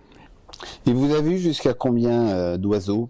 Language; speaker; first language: French; native; French